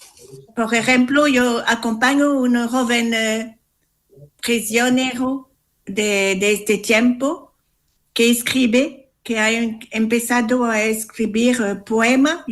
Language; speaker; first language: Spanish; non-native, learner; French